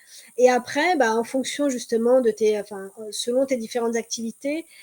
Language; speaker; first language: French; native; French